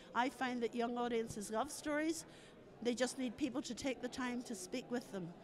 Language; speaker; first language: English; native; English